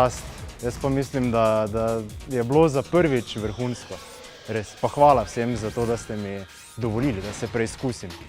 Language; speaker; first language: Slovenian; native; Slovenian